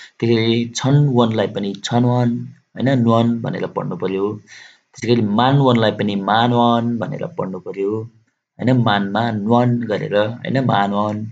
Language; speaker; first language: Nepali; native; Nepali